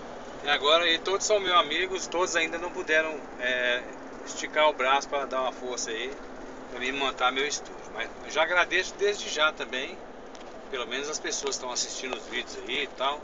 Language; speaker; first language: Portuguese; native; Portuguese